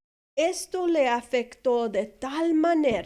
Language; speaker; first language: Spanish; non-native, fluent; English